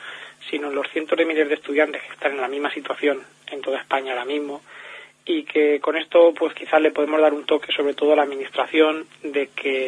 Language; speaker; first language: Spanish; native; Spanish